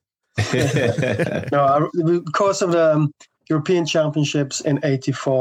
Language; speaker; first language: English; non-native, fluent; Norwegian